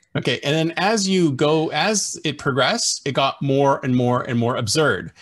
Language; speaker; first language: English; native; English